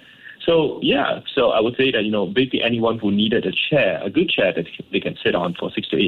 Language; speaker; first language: English; non-native, local second language; Cantonese